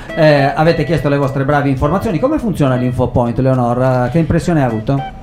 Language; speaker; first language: Italian; native; Italian